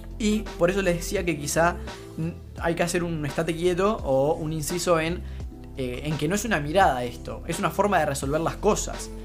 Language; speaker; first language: Spanish; native; Spanish